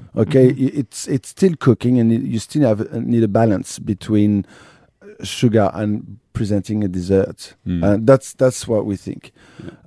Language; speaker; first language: English; non-native, fluent; French